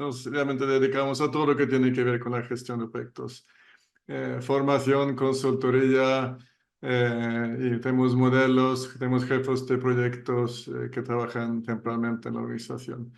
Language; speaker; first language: Spanish; non-native, fluent; Swedish